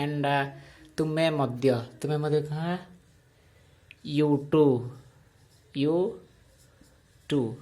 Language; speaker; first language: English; non-native, local second language; Odia